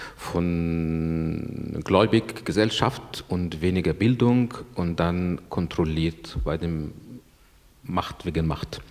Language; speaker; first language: German; non-native, fluent; Arabic